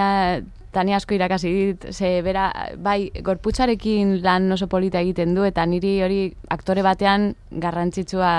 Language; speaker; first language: Basque; non-native, local second language; Spanish